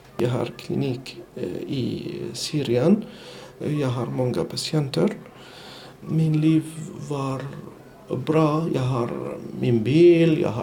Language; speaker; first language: Swedish; non-native, learner; Arabic